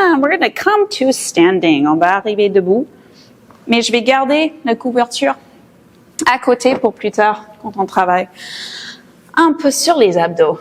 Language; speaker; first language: French; non-native, fluent; English